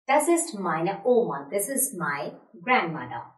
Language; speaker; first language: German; non-native, fluent; Hindi